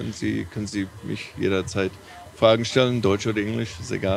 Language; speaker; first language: German; non-native, fluent; English